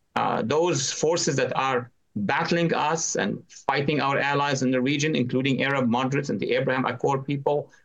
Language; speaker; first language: English; non-native, fluent; Arabic